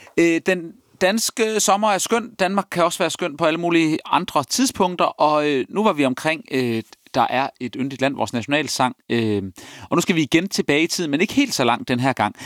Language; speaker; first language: Danish; native; Danish